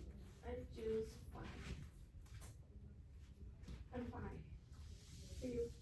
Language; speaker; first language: English; non-native, learner; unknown